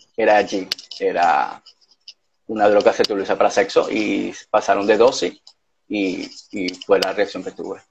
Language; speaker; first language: Spanish; native; Spanish